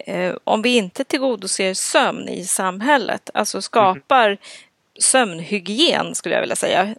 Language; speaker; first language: Swedish; native; Swedish